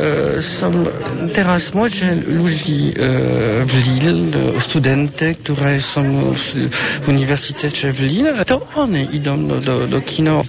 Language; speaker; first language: Polish; early bilingual, heritage; French